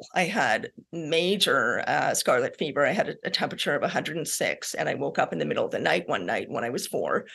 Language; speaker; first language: English; native; English